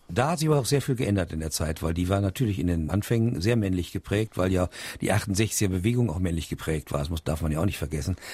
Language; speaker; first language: German; native; German